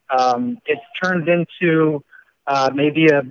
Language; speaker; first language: English; native; English